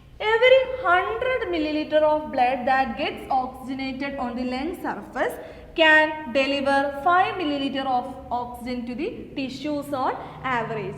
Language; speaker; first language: English; non-native, local second language; Malayalam